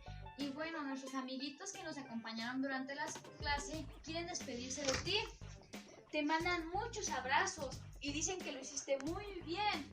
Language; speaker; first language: Spanish; native; Spanish